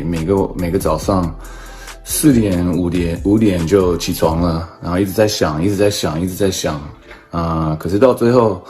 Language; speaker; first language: Chinese; early bilingual, heritage; English